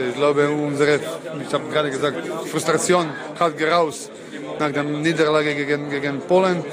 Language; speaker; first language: German; non-native, learner; Croatian